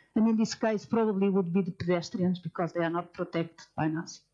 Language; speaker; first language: English; non-native, fluent; Portuguese